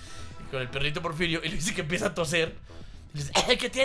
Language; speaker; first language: Spanish; native; Spanish